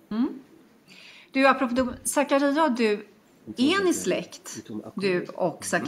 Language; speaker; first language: Swedish; native; Swedish